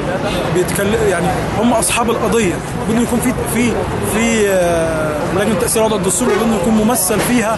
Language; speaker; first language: Arabic; native; Arabic